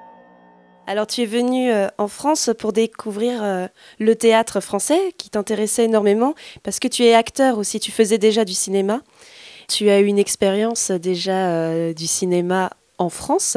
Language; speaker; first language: French; native; French